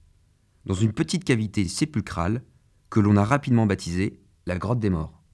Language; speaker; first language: French; native; French